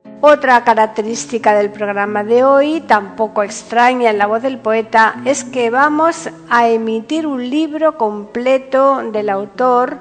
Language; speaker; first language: Spanish; native; Spanish